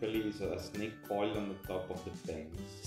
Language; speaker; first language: English; non-native, fluent; Italian